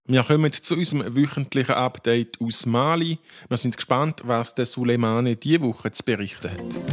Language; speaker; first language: German; native; German